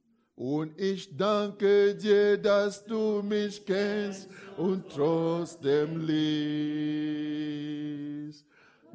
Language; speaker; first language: German; non-native, fluent; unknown